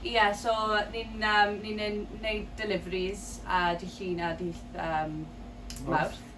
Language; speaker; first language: Welsh; non-native, local second language; English